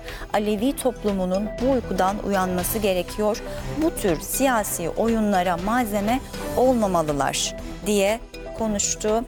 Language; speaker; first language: Turkish; native; Turkish